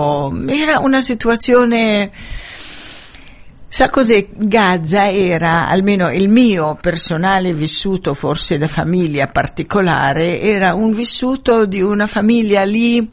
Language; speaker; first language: Italian; non-native, fluent; Arabic